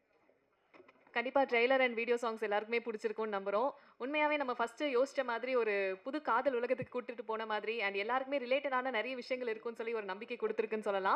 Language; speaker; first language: Tamil; native; Tamil